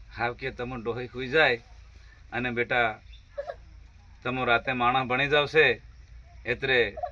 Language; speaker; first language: Gujarati; non-native, local second language; Bhili